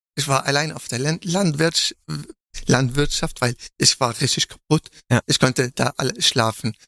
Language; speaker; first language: German; non-native, fluent; Arabic